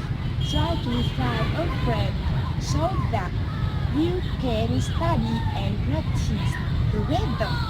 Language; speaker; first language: English; non-native, learner; Thai